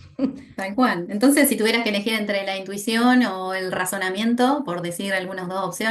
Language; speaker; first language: Spanish; native; Spanish